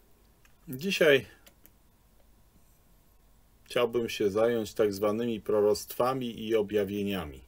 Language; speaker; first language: Polish; native; Polish